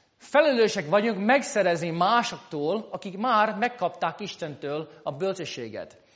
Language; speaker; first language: Hungarian; non-native, fluent; English